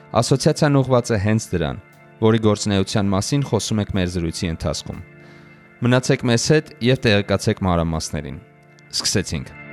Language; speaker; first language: Armenian; native; Armenian